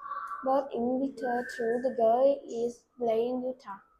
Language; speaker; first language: English; non-native, learner; Vietnamese